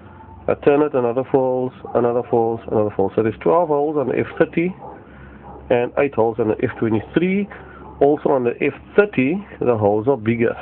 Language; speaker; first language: English; native; English